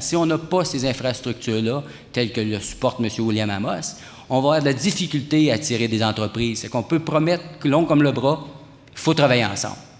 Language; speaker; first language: French; native; French